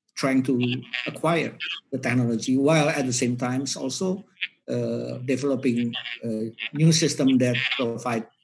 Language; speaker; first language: English; non-native, fluent; Indonesian